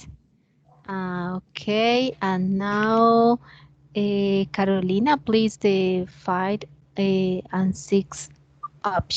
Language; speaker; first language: English; non-native, learner; Spanish